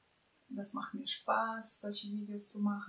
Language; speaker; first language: German; non-native, fluent; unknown